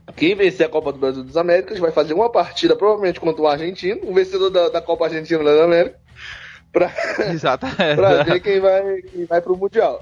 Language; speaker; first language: Portuguese; native; Portuguese